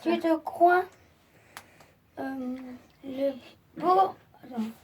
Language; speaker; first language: French; native; French